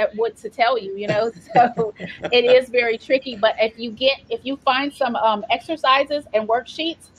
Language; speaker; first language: English; native; English